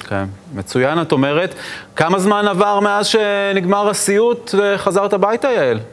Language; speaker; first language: Hebrew; native; Hebrew